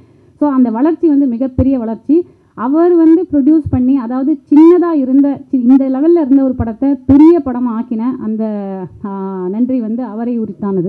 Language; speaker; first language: Tamil; native; Tamil